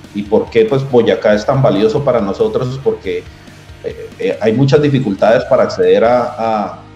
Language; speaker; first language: Spanish; native; Spanish